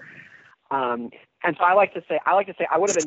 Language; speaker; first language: English; native; English